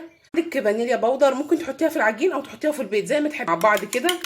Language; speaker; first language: Arabic; native; Arabic